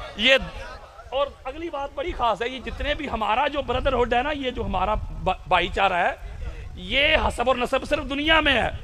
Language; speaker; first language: Urdu; non-native, local second language; Punjabi